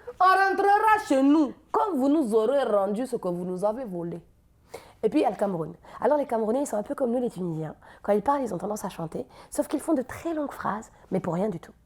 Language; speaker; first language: French; native; French